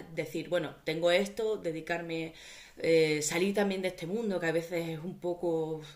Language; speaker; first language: Spanish; native; Spanish